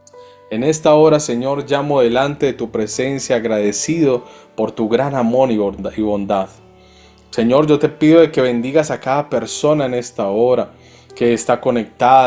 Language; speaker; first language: Spanish; native; Spanish